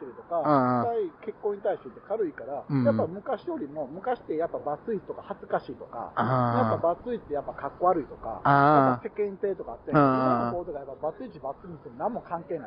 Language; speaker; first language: Japanese; native; Japanese